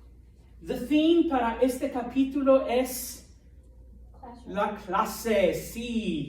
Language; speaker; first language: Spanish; early bilingual, heritage; Spanish